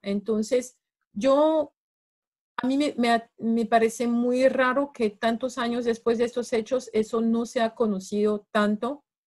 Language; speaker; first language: Spanish; non-native, fluent; French